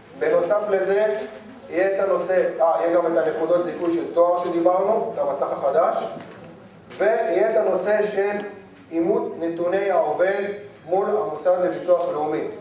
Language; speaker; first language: Hebrew; native; Hebrew